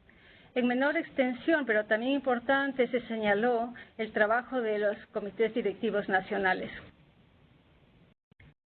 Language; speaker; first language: Spanish; native; Spanish